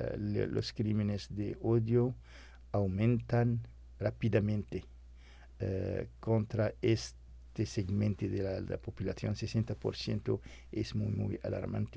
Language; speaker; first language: Spanish; non-native, fluent; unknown